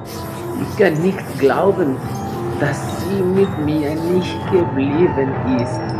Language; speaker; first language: German; non-native, learner; Spanish